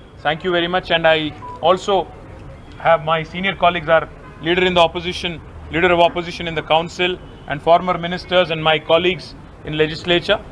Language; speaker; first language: English; non-native, local second language; Telugu